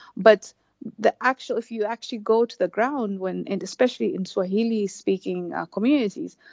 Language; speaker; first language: English; non-native, local second language; Swahili